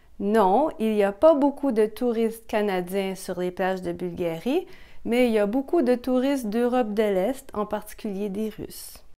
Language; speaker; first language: French; native; French